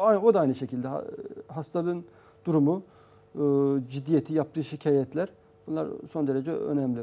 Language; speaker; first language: Turkish; native; Turkish